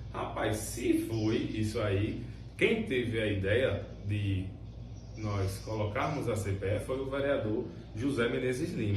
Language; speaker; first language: Portuguese; native; Portuguese